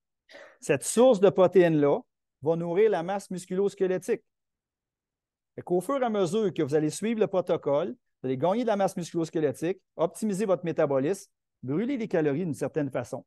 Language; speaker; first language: French; native; French